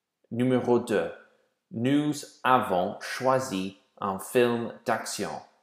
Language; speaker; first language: French; non-native, fluent; English